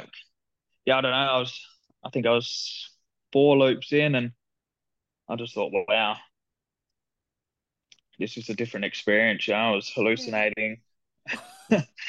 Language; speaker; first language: English; native; English